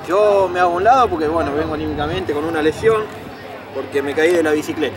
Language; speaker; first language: Spanish; native; Spanish